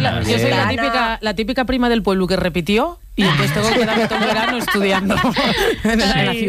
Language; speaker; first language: Spanish; native; Spanish